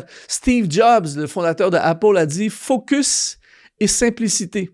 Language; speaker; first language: French; native; French